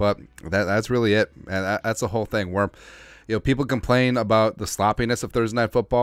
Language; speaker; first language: English; native; English